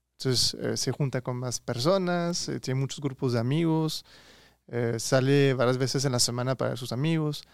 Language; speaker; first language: Spanish; non-native, fluent; French